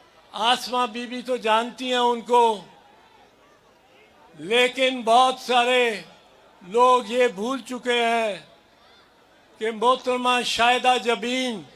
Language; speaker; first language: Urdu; non-native, local second language; Punjabi